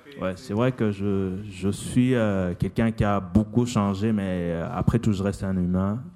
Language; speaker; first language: French; non-native, local second language; Lingala